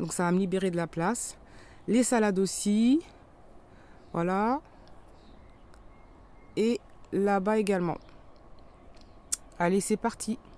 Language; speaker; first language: French; native; French